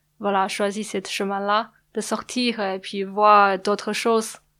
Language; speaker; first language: French; non-native, learner; Chinese